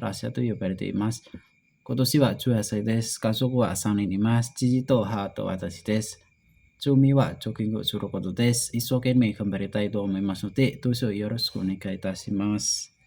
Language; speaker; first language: Japanese; non-native, learner; Indonesian